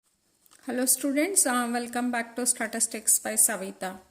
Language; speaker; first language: English; non-native, local second language; Kannada